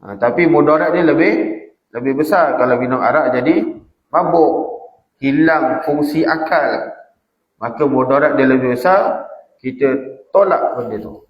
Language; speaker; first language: Malay; native; Malay